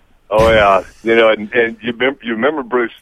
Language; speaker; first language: English; native; English